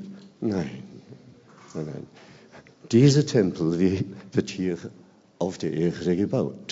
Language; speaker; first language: German; non-native, fluent; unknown